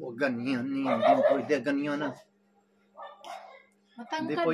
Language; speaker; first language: Filipino; non-native, learner; Urdu